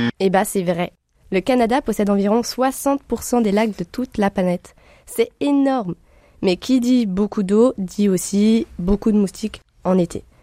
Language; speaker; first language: French; native; French